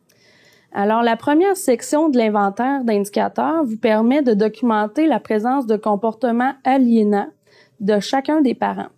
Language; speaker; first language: French; native; French